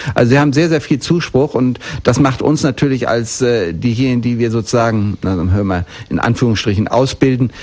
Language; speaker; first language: German; native; German